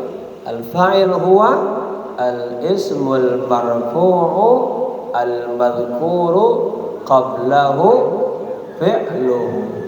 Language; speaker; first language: Arabic; non-native, fluent; Indonesian